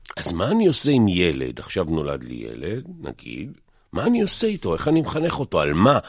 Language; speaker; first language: Hebrew; native; Hebrew